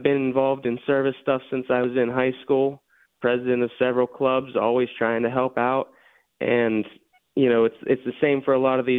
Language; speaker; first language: English; native; English